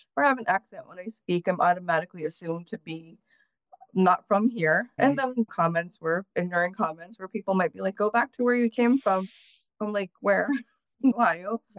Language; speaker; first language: English; native; English